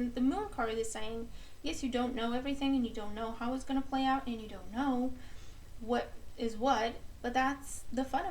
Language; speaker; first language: English; native; English